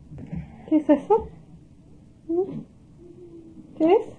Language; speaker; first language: Spanish; non-native, fluent; English